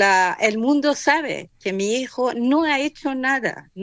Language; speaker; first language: Spanish; non-native, fluent; Persian